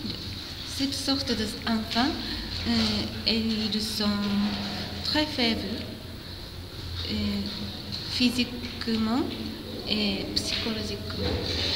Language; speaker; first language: French; non-native, fluent; Japanese